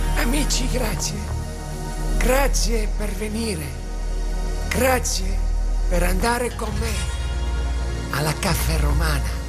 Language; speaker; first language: Italian; non-native, learner; Dutch